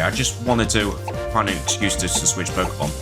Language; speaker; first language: English; native; English